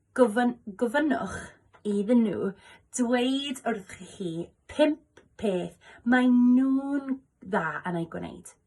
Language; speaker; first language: Welsh; non-native, local second language; English